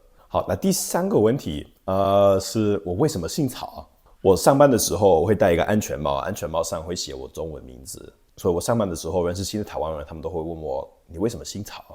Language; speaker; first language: Chinese; non-native, fluent; English